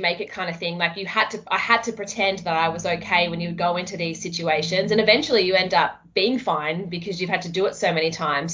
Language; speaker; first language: English; native; English